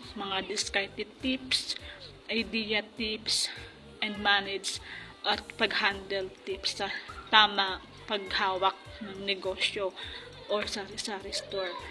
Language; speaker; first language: Filipino; non-native, local second language; Hiligaynon